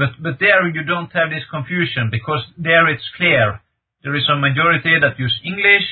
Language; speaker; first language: English; non-native, fluent; Norwegian